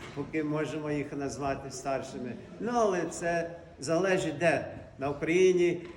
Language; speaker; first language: Ukrainian; early bilingual, heritage; Ukrainian